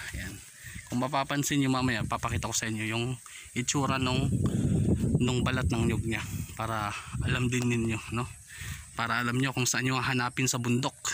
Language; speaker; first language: Filipino; non-native, local second language; Waray